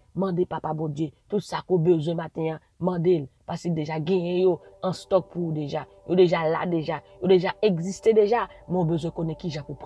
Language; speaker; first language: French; non-native, local second language; Haitian Creole